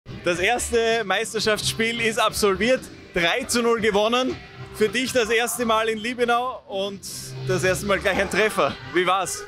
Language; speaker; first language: German; native; German